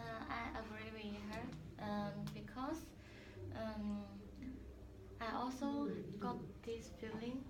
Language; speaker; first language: English; non-native, learner; Malay